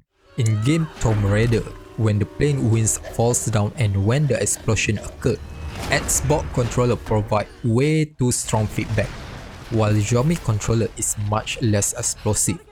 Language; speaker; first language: English; non-native, fluent; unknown